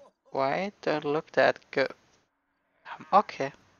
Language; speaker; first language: English; non-native, fluent; German